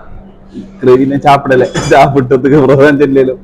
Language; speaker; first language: Tamil; native; Tamil